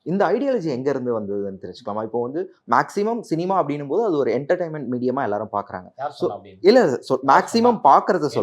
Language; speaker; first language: Tamil; native; Tamil